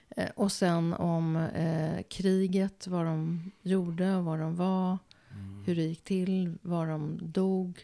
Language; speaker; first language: Swedish; early bilingual, other home language; Polish